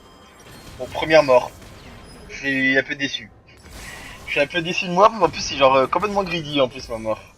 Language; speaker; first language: French; native; French